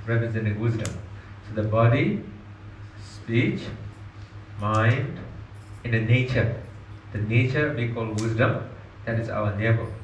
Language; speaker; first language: English; non-native, learner; Nepali